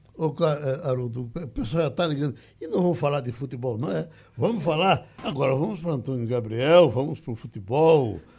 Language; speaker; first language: Portuguese; native; Portuguese